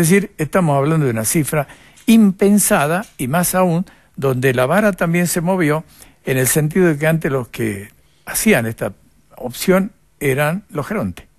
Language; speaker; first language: Spanish; native; Spanish